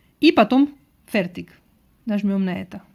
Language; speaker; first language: Russian; non-native, learner; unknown